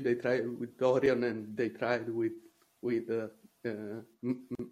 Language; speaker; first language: English; non-native, fluent; Italian